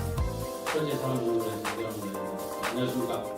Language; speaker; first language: Korean; native; Korean